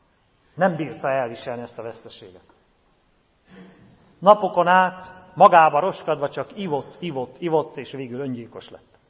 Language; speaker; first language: Hungarian; native; Hungarian